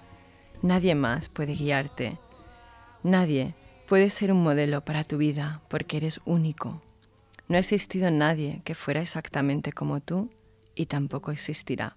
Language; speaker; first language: Spanish; native; Spanish